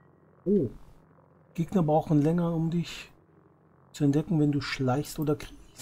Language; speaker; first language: German; native; German